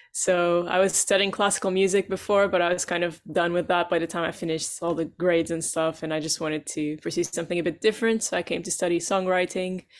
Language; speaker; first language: English; non-native, fluent; Portuguese